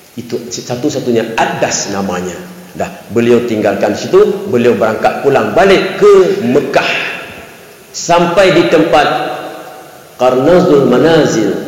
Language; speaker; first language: Malay; non-native, local second language; Achinese